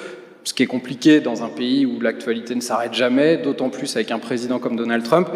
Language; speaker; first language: French; native; French